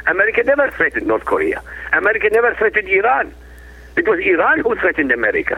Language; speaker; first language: English; non-native, fluent; Arabic